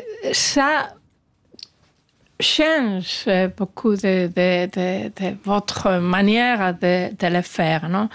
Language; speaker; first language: French; non-native, fluent; Spanish